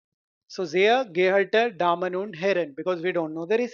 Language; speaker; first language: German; non-native, local second language; Hindi